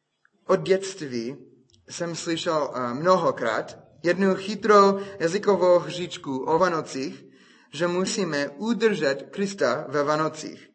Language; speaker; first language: Czech; non-native, fluent; English